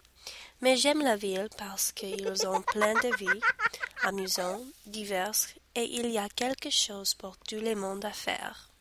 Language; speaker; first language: French; non-native, learner; English